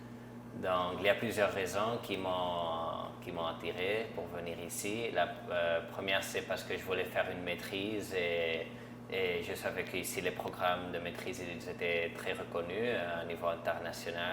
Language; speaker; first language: French; non-native, fluent; Catalan